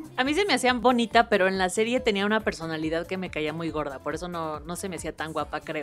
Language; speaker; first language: Spanish; native; Spanish